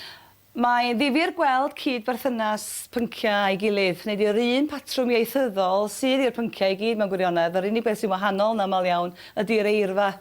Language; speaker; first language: Welsh; native; Welsh